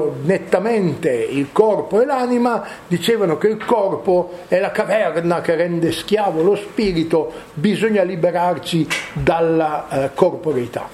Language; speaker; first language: Italian; native; Italian